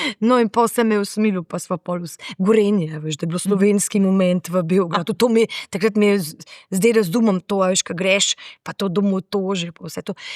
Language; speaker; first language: Slovenian; native; Slovenian